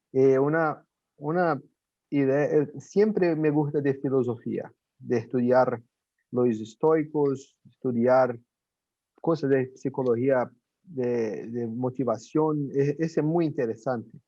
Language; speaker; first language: Spanish; non-native, fluent; Portuguese